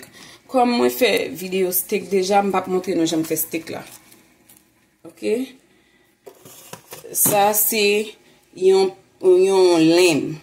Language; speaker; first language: French; non-native, learner; Haitian Creole